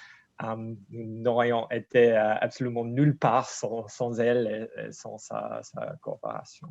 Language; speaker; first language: French; non-native, fluent; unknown